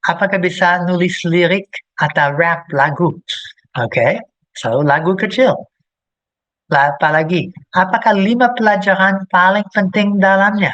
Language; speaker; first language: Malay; non-native, fluent; English